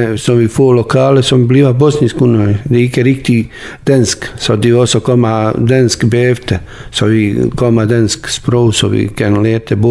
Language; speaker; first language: Danish; non-native, learner; Bosnian